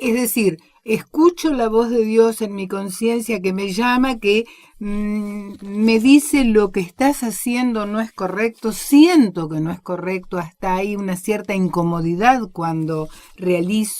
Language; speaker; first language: Spanish; native; Spanish